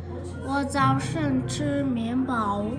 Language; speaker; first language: Chinese; non-native, learner; Mongolian